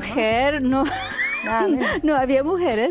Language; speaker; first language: Spanish; early bilingual, heritage; Spanish